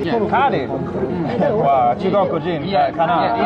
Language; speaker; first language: Japanese; non-native, learner; English